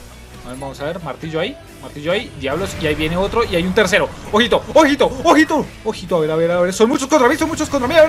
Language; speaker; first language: Spanish; native; Spanish